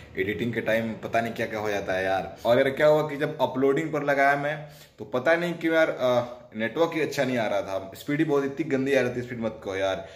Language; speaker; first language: Hindi; native; Hindi